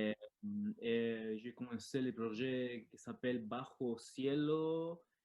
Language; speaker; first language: French; non-native, learner; Spanish